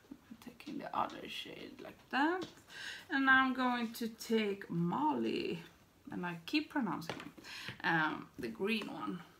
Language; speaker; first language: English; non-native, fluent; Swedish